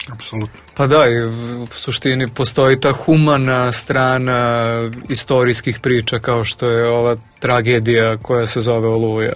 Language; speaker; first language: Serbian; native; Serbian